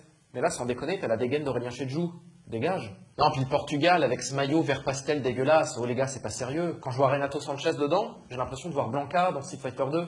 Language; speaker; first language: French; native; French